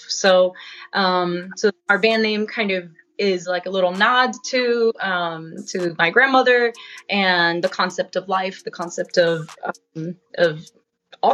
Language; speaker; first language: English; non-native, fluent; French